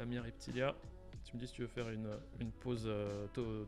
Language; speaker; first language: French; native; French